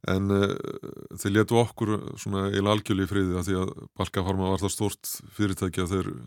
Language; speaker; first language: Icelandic; native; Icelandic